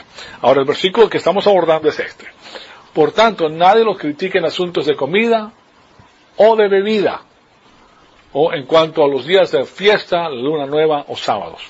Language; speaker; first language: Spanish; native; Spanish